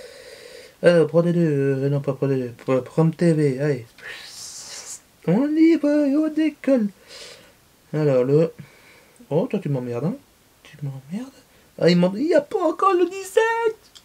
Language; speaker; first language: French; native; French